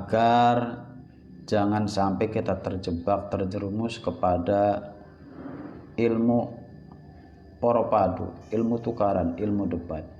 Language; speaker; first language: Indonesian; non-native, local second language; Javanese